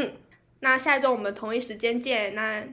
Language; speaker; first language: Chinese; native; Chinese